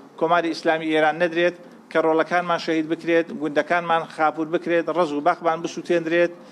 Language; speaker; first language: Central Kurdish; native; Central Kurdish